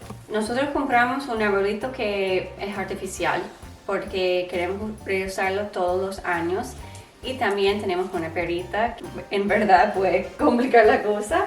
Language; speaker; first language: Spanish; non-native, learner; English